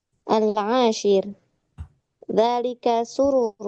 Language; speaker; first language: Arabic; non-native, learner; Indonesian